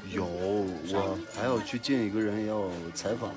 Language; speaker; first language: Chinese; non-native, fluent; Mongolian